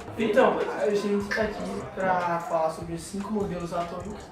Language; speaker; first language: Portuguese; native; Portuguese